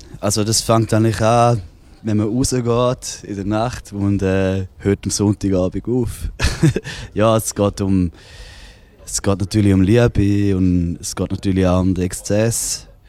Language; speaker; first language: German; native; German